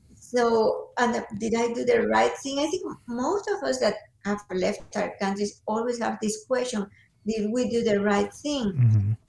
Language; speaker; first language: English; non-native, fluent; Spanish